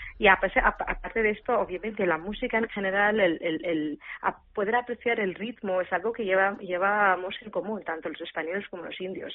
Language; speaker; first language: Spanish; non-native, fluent; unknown